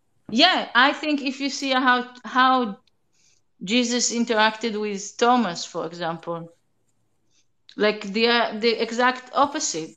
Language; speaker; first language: English; non-native, fluent; Hebrew